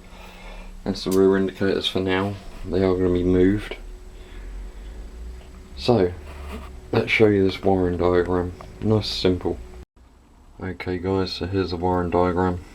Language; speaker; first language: English; native; English